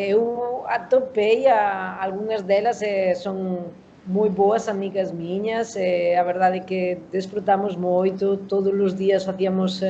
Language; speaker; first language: Portuguese; non-native, learner; Spanish